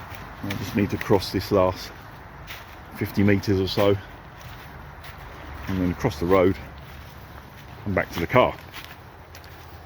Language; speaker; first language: English; native; English